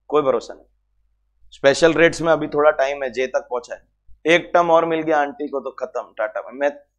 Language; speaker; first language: Hindi; native; Hindi